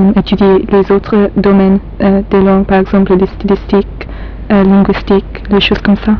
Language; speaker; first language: French; non-native, learner; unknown